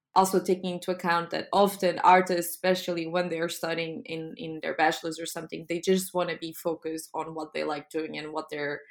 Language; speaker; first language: English; non-native, fluent; Portuguese